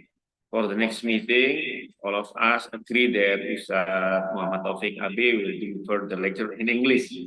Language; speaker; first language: English; non-native, learner; Indonesian